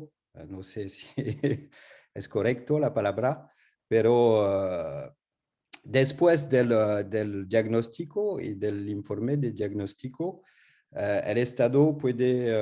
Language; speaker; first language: Spanish; non-native, learner; French